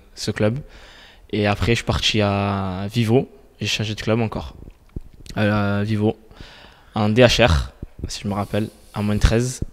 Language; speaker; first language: French; native; French